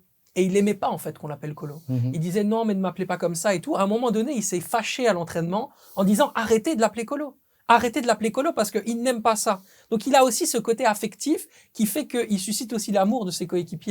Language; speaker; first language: French; native; French